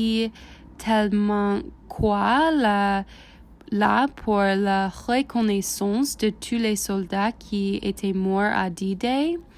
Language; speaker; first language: French; non-native, learner; English